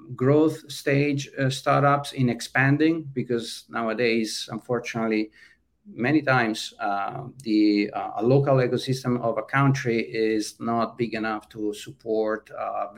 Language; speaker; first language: English; non-native, fluent; Italian